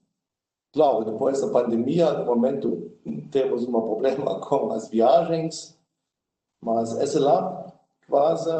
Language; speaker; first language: Portuguese; non-native, learner; German